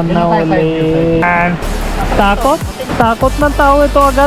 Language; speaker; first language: Filipino; non-native, learner; Punjabi